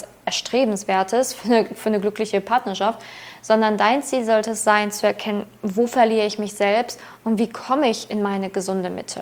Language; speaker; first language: German; native; German